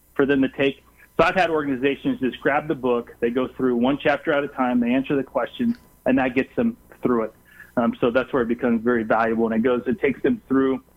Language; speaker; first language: English; non-native, fluent; Portuguese